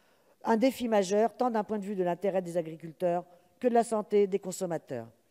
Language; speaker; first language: French; native; French